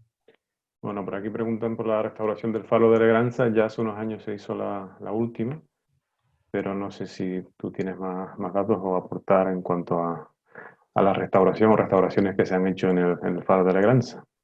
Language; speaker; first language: Spanish; native; Spanish